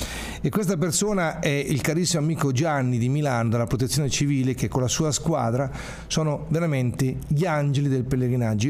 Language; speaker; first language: Italian; native; Italian